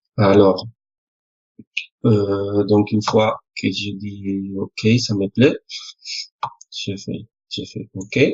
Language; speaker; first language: French; non-native, fluent; Spanish